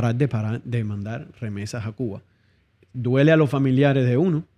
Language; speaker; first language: Spanish; native; Spanish